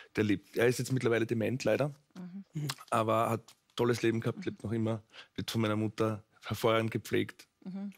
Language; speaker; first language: German; native; German